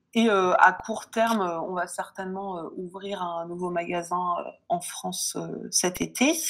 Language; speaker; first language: French; native; French